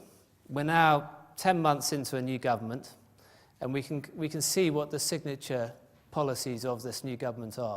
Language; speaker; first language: English; native; English